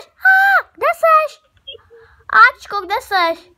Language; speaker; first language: Czech; early bilingual, other home language; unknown